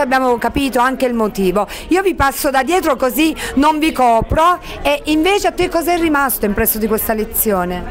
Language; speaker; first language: Italian; native; Italian